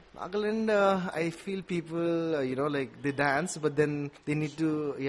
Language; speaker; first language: English; non-native, local second language; Nepali